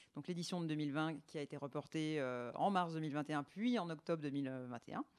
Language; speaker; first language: French; native; French